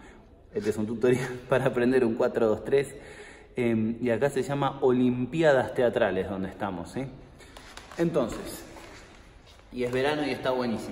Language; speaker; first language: Spanish; native; Spanish